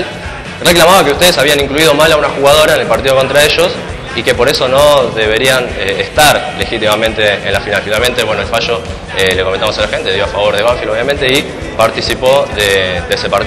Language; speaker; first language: Spanish; native; Spanish